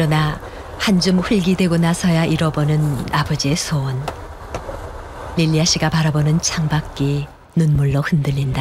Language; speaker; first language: Korean; native; Korean